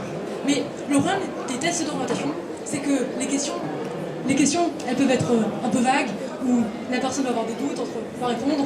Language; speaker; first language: French; native; French